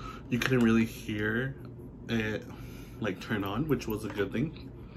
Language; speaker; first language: English; early bilingual, other home language; Spanish